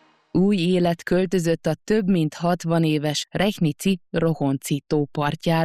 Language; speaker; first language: Hungarian; native; Hungarian